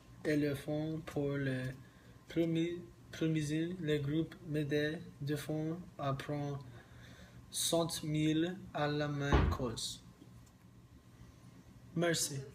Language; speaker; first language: French; non-native, learner; English